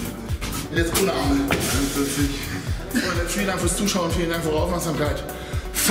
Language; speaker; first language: German; native; German